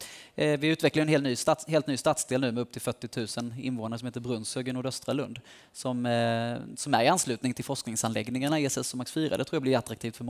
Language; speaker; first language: Swedish; native; Swedish